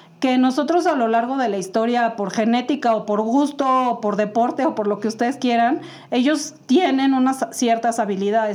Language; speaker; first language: Spanish; native; Spanish